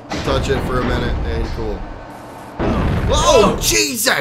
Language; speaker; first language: English; native; English